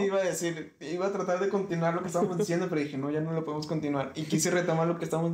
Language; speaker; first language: Spanish; native; Spanish